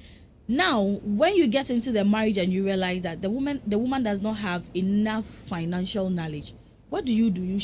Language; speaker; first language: English; non-native, local second language; Akan